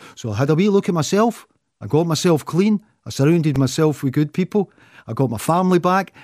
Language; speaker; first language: English; native; English